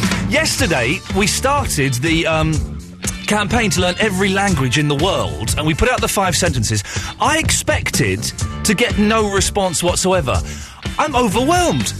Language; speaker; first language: English; native; English